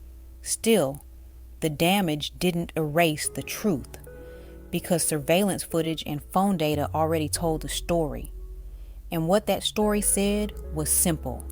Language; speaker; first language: English; native; English